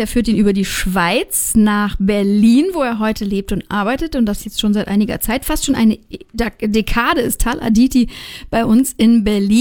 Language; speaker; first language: German; native; German